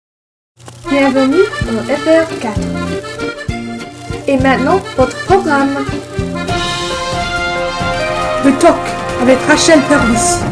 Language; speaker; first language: French; non-native, learner; English